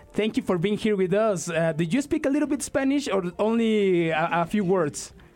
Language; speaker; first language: English; non-native, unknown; Spanish